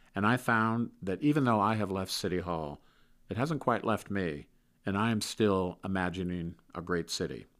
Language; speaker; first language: English; native; English